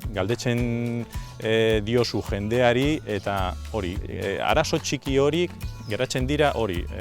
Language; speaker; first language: Basque; non-native, local second language; Spanish